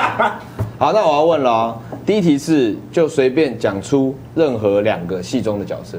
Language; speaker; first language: Chinese; native; Chinese